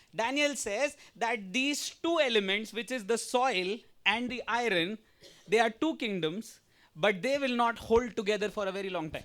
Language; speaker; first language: English; non-native, local second language; Hindi